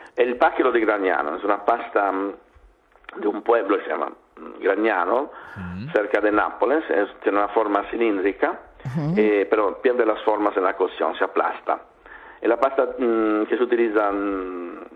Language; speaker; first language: Spanish; non-native, fluent; Italian